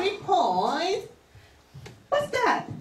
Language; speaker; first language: English; non-native, fluent; Korean